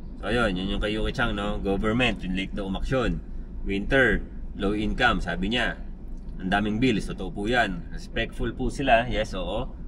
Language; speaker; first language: Filipino; native; Filipino